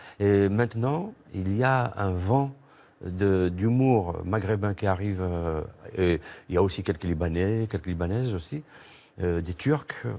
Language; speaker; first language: French; non-native, local second language; Kabyle